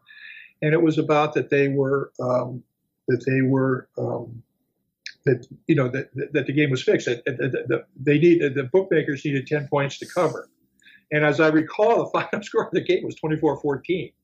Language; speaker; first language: English; native; English